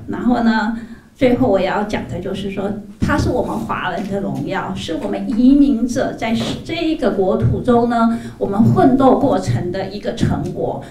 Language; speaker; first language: Chinese; native; Chinese